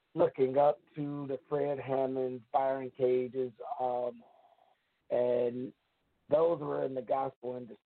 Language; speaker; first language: English; native; English